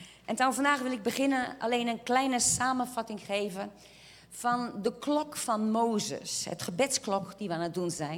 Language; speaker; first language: Dutch; non-native, fluent; Portuguese